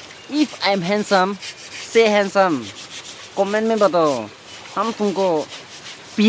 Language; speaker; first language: Hindi; non-native, local second language; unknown